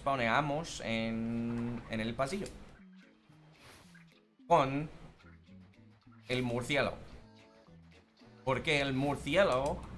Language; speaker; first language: Spanish; non-native, fluent; English